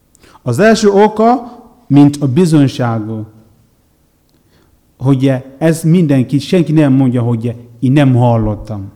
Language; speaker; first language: Hungarian; non-native, learner; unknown